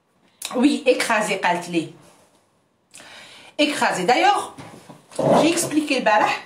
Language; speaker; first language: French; non-native, local second language; Arabic